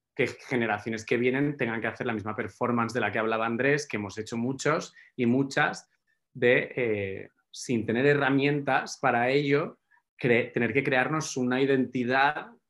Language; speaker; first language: Spanish; native; Spanish